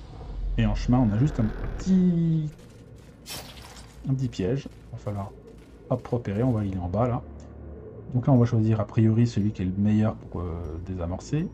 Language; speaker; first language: French; native; French